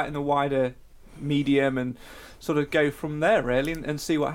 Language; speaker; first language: English; native; English